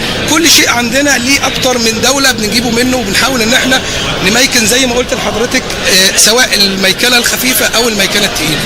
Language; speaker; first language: Arabic; native; Arabic